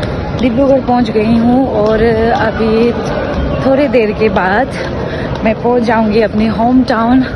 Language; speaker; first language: Hindi; non-native, local second language; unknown